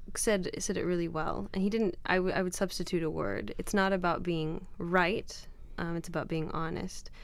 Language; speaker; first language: English; non-native, fluent; Arabic